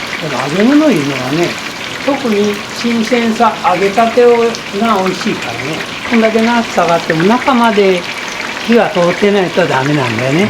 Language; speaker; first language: Japanese; native; Japanese